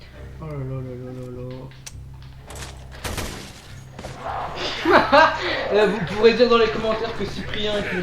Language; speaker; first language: French; native; French